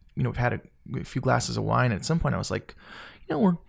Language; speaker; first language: English; native; English